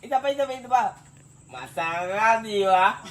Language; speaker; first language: Filipino; non-native, learner; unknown